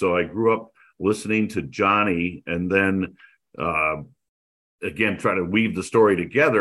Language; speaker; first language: English; native; English